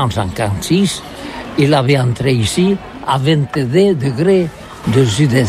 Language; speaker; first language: French; non-native, learner; Catalan